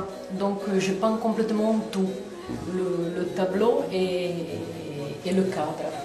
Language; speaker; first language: French; non-native, fluent; Italian